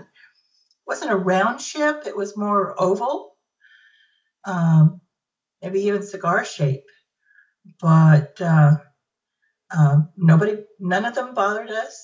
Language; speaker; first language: English; native; English